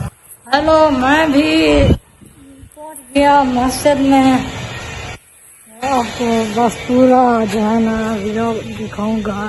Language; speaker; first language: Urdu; non-native, local second language; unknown